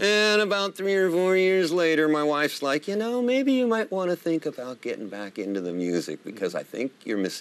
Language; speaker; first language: English; native; English